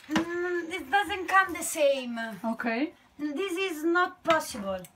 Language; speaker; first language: English; non-native, learner; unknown